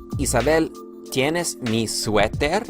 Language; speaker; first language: Spanish; non-native, fluent; English